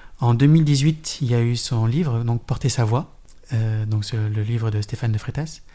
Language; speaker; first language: French; native; French